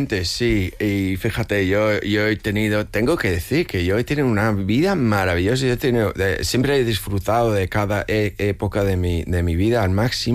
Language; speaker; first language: Spanish; non-native, fluent; English